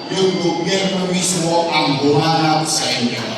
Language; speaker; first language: Filipino; native; Filipino